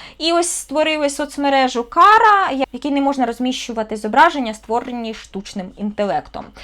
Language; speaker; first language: Ukrainian; non-native, local second language; Russian